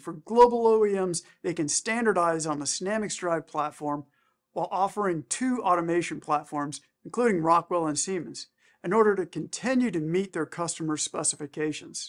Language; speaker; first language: English; native; English